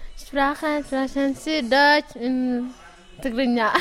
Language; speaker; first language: German; non-native, learner; Tigrinya